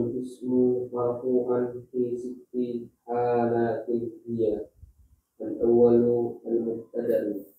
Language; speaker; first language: Arabic; non-native, learner; Indonesian